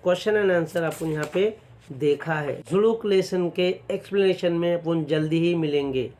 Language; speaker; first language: Hindi; non-native, local second language; Marathi